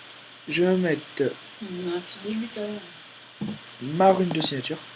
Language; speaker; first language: French; native; French